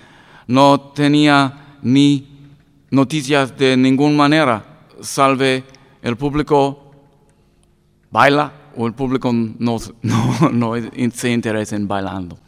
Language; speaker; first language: Spanish; non-native, learner; English